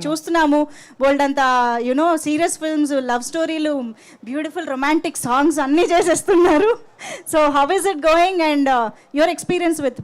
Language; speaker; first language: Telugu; native; Telugu